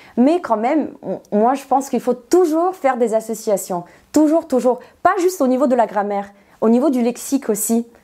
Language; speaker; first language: French; non-native, fluent; Serbian